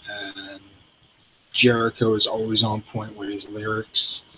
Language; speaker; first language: English; native; English